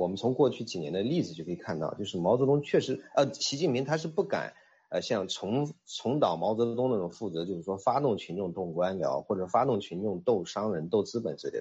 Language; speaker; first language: Chinese; native; Chinese